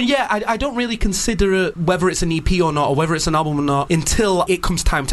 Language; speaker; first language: English; native; English